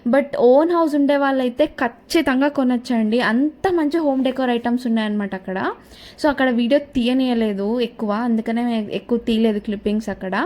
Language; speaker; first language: Telugu; non-native, local second language; Kannada